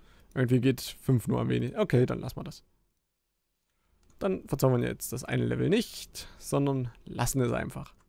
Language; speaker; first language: German; native; German